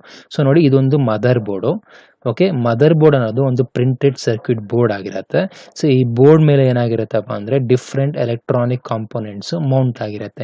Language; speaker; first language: Kannada; native; Kannada